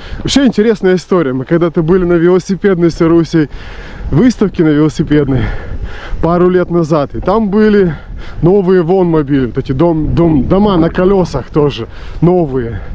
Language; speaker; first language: Russian; native; Russian